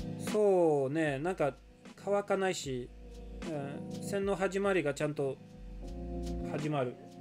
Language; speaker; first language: Japanese; non-native, fluent; Polish